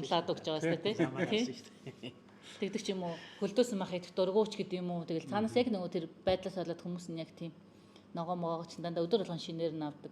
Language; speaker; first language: Mongolian; native; Mongolian